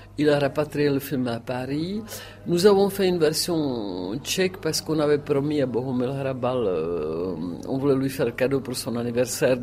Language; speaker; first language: French; non-native, fluent; Czech